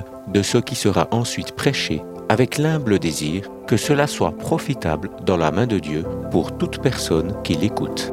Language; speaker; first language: French; native; French